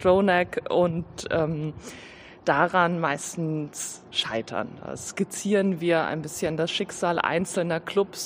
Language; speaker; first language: German; native; German